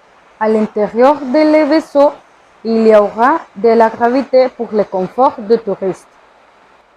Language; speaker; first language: French; non-native, learner; Spanish